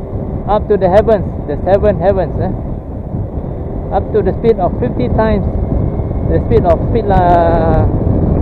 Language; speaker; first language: English; non-native, local second language; Malay